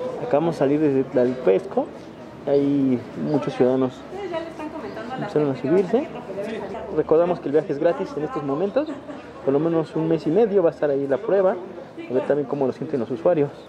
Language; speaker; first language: Spanish; native; Spanish